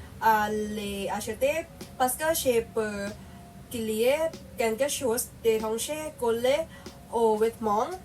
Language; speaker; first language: French; non-native, learner; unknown